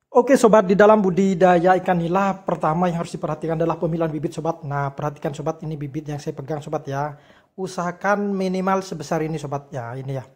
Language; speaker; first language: Indonesian; non-native, local second language; Javanese